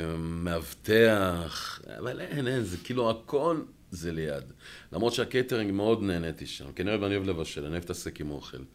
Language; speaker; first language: Hebrew; native; Hebrew